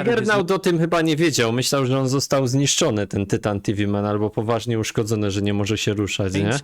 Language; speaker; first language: Polish; native; Polish